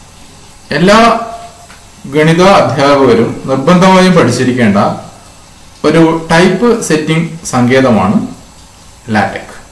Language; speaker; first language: Malayalam; native; Malayalam